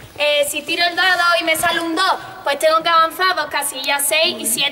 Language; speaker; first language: Spanish; native; Spanish